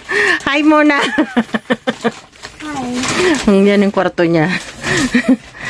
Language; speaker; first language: Filipino; native; Filipino